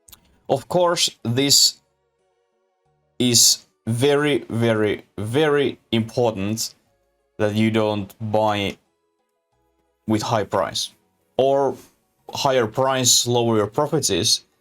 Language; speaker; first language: English; non-native, learner; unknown